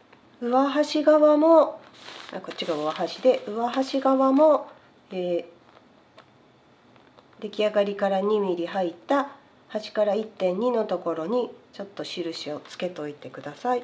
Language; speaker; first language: Japanese; native; Japanese